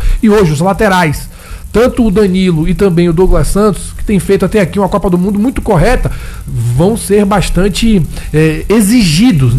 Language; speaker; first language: Portuguese; native; Portuguese